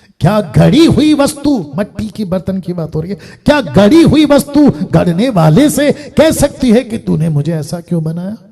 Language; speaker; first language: Hindi; non-native, local second language; Telugu